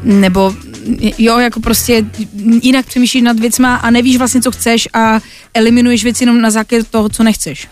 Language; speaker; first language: Czech; non-native, local second language; Polish